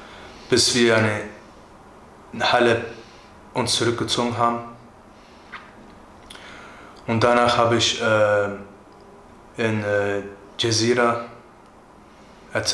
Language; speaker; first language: German; early bilingual, other home language; Turkish